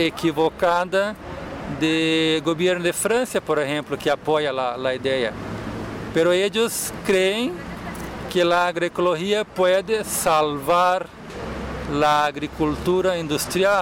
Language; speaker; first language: Spanish; non-native, fluent; Portuguese